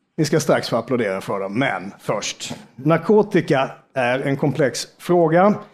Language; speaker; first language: Swedish; native; Swedish